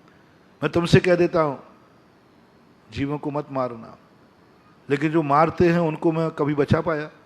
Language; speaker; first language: Hindi; native; Hindi